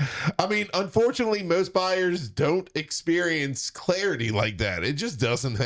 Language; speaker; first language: English; native; English